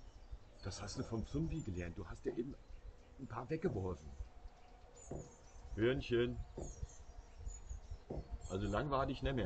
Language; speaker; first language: German; native; German